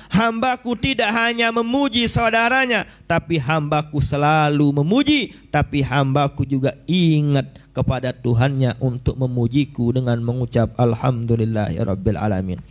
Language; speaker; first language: Malay; non-native, local second language; Sasak